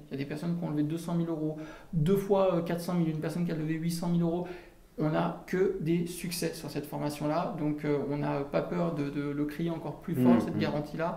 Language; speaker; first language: French; native; French